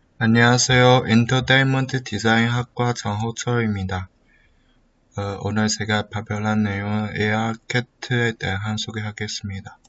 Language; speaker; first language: Korean; non-native, learner; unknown